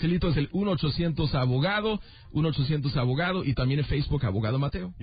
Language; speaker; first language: Spanish; native; Spanish